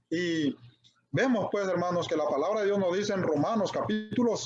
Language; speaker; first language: Spanish; native; Spanish